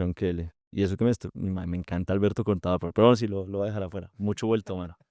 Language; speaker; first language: Spanish; native; Spanish